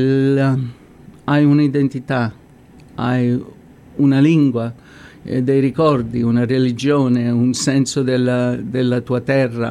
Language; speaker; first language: Italian; native; Italian